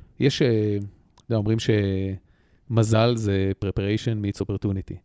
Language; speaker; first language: Hebrew; native; Hebrew